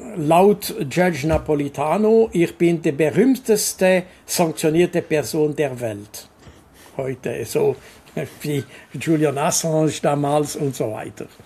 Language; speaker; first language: German; non-native, local second language; French